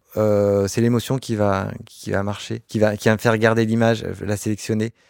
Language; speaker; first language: French; native; French